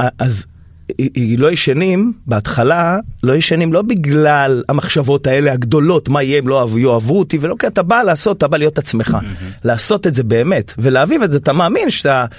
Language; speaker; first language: Hebrew; native; Hebrew